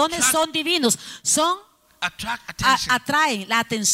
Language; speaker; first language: Spanish; native; Spanish